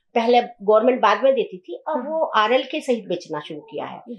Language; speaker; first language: Hindi; native; Hindi